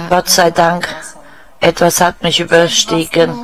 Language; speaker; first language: German; non-native, fluent; Czech